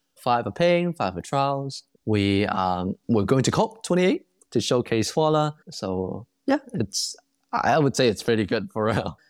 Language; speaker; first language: English; non-native, local second language; Cantonese